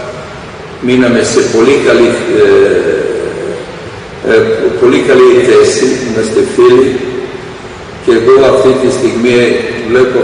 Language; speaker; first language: Greek; non-native, fluent; Serbian